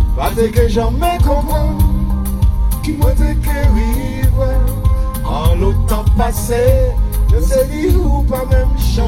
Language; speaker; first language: French; native; French